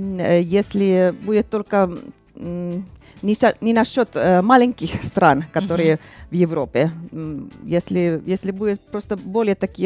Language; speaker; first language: Russian; non-native, fluent; Finnish